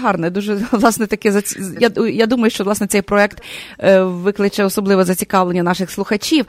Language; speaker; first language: Ukrainian; native; Ukrainian